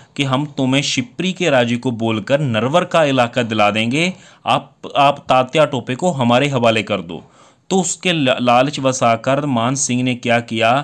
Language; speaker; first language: Hindi; non-native, local second language; Punjabi